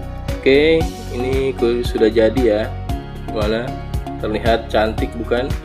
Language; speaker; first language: Indonesian; native; Indonesian